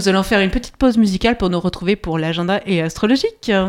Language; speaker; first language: French; native; French